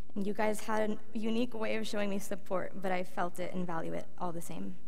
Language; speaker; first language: English; early bilingual, other home language; Spanish